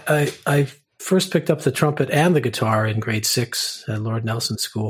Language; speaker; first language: English; native; English